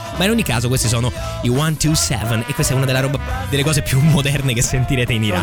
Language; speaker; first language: Italian; native; Italian